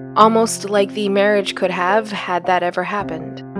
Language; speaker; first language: English; early bilingual, other home language; Filipino